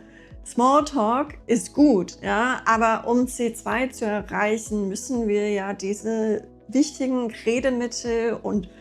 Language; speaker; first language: German; non-native, fluent; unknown